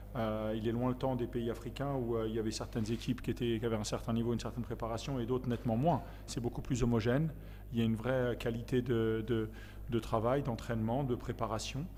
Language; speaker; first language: French; native; French